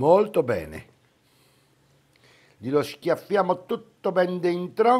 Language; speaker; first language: Italian; native; Italian